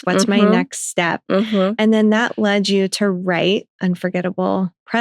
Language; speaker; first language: English; native; English